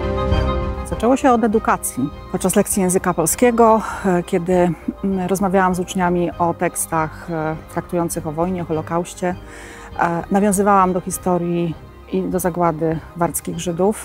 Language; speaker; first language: Polish; native; Polish